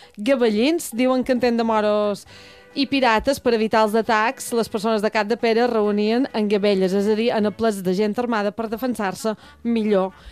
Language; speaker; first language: Catalan; native; Catalan